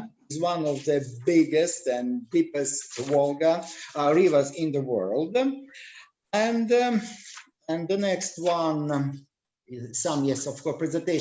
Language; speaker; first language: English; non-native, learner; Russian